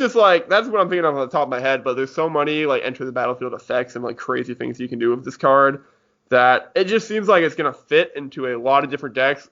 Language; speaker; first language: English; native; English